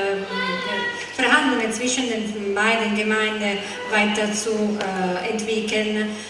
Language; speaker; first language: German; non-native, fluent; Italian